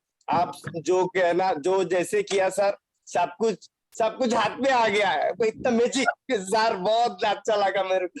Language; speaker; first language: Hindi; non-native, fluent; Bangla